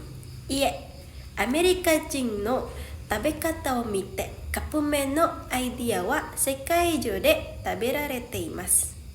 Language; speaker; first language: Japanese; non-native, learner; Indonesian